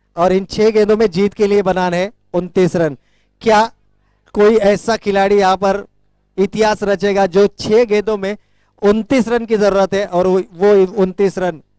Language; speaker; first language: Hindi; non-native, local second language; Marathi